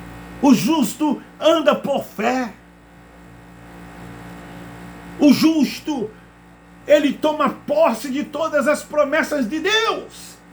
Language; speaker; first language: Portuguese; native; Portuguese